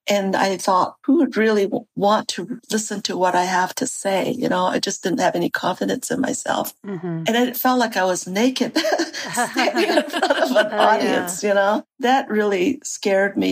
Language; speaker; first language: English; early bilingual, other home language; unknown